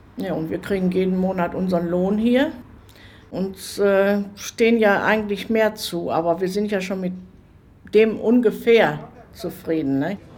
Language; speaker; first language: German; native; German